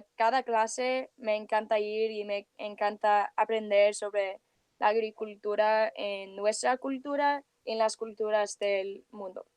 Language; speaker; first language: Spanish; early bilingual, heritage; Spanish